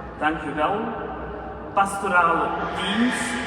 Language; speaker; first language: Dutch; non-native, fluent; Urdu